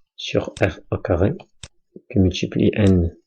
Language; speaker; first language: French; non-native, local second language; Arabic